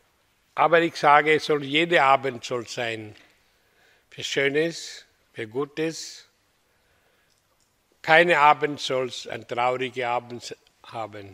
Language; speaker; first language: German; non-native, fluent; Hindi